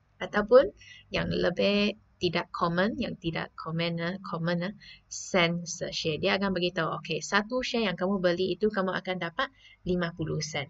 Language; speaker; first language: Malay; non-native, local second language; Chinese